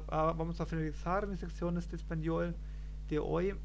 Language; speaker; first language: Spanish; non-native, learner; German